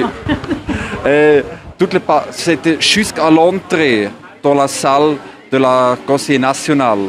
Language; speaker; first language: French; non-native, learner; German